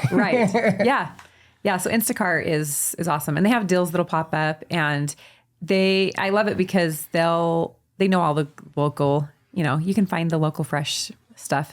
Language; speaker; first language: English; native; English